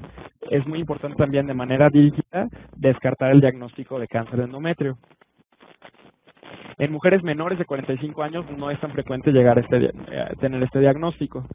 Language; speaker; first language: Spanish; native; Spanish